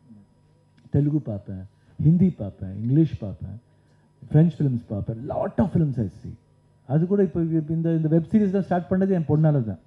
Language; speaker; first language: Tamil; non-native, local second language; Kannada